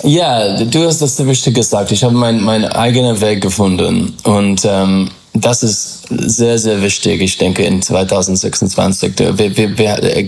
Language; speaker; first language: German; non-native, learner; English